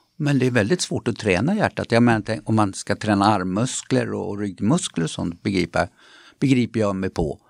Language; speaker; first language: Swedish; non-native, fluent; German